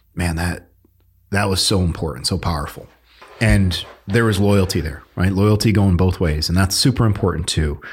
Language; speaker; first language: English; early bilingual, other home language; Filipino